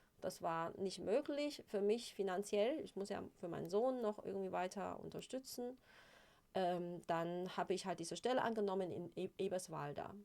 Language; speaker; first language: German; non-native, fluent; Chinese